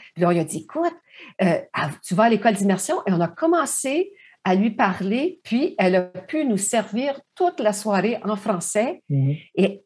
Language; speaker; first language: French; native; French